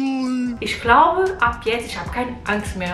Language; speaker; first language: German; non-native, learner; Portuguese